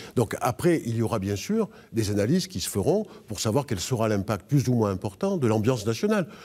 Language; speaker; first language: French; native; French